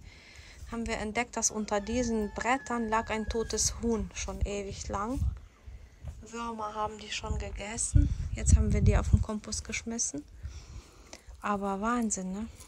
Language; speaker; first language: German; non-native, fluent; Ukrainian